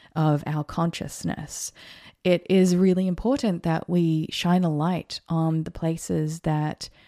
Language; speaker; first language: English; native; English